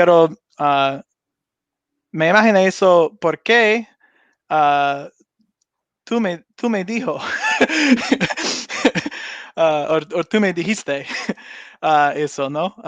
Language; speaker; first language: Spanish; non-native, learner; English